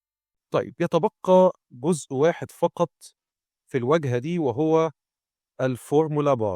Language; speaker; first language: Arabic; native; Arabic